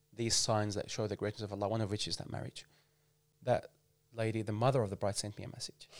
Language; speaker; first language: English; non-native, fluent; Arabic